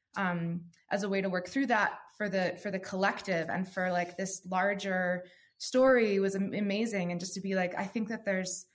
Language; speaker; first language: English; native; English